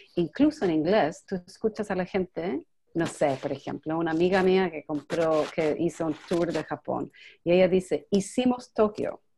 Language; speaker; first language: Spanish; non-native, fluent; English